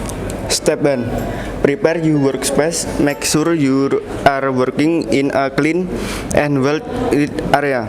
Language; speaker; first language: English; non-native, learner; Indonesian